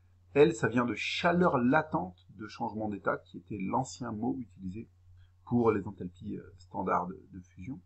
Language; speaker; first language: French; native; French